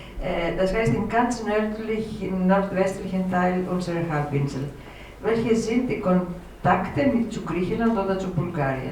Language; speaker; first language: German; non-native, fluent; Greek